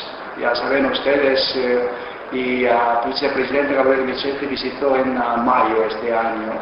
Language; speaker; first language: Spanish; non-native, fluent; Korean